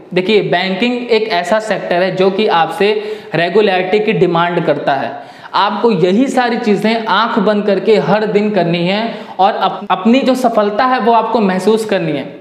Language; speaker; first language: Hindi; native; Hindi